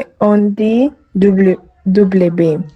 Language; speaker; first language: French; non-native, learner; Spanish